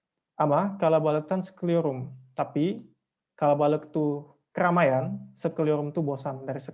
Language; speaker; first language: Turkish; non-native, fluent; Indonesian